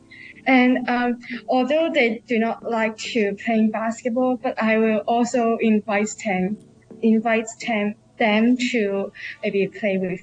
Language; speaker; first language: English; non-native, local second language; Cantonese